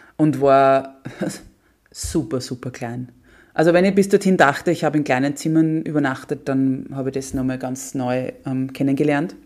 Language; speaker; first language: German; native; German